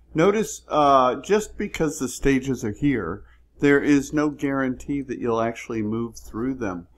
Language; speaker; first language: English; native; English